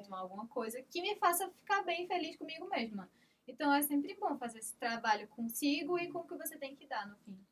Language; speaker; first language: Portuguese; native; Portuguese